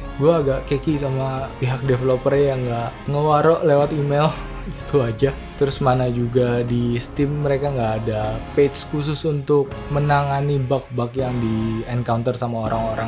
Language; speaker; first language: Indonesian; native; Indonesian